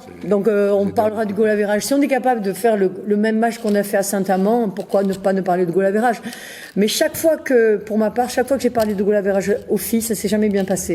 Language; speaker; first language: French; native; French